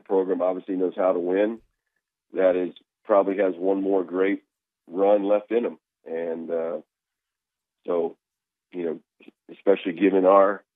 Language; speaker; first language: English; native; English